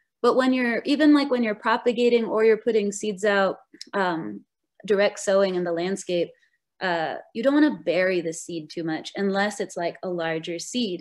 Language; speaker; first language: English; native; English